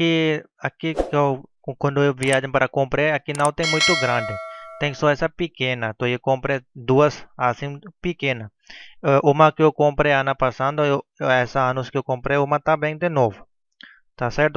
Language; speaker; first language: Portuguese; non-native, learner; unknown